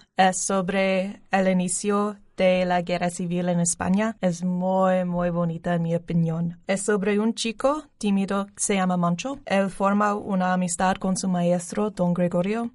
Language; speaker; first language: Spanish; non-native, learner; English